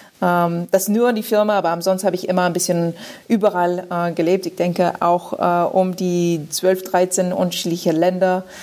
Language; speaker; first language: German; non-native, fluent; French